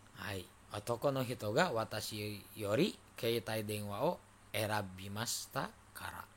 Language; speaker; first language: Japanese; non-native, fluent; Indonesian